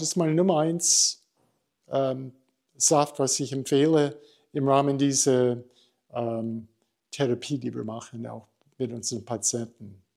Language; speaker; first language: German; non-native, fluent; English